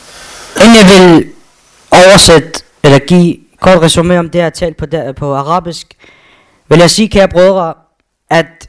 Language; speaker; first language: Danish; non-native, fluent; Arabic